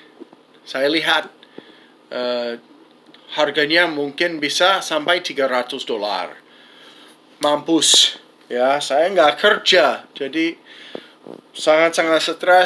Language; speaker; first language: Indonesian; non-native, fluent; English